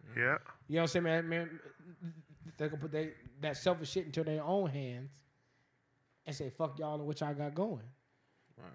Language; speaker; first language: English; native; English